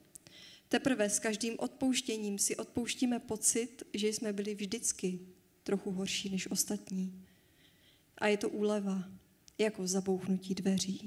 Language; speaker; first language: Czech; native; Czech